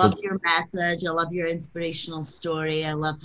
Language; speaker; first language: English; native; English